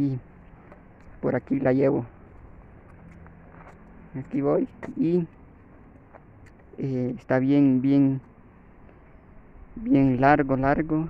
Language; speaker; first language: Spanish; native; Spanish